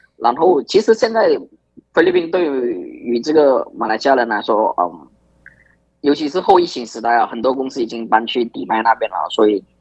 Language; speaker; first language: Chinese; native; Chinese